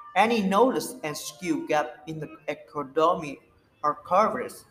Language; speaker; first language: English; non-native, learner; Vietnamese